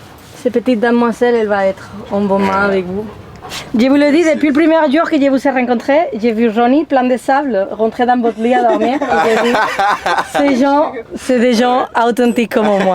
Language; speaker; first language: French; non-native, fluent; Spanish